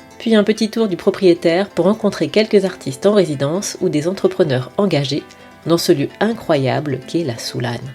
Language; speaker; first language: French; native; French